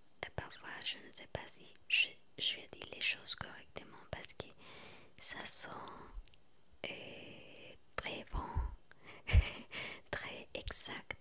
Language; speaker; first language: French; non-native, learner; Spanish